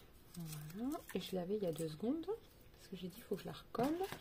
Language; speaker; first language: French; native; French